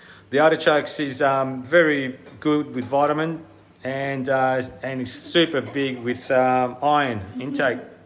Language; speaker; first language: English; early bilingual, other home language; Italian